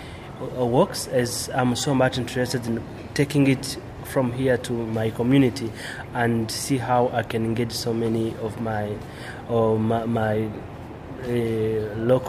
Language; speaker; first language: English; non-native, local second language; Kinyarwanda